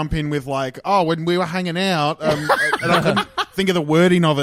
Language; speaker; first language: English; native; English